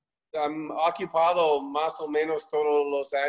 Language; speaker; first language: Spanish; non-native, learner; English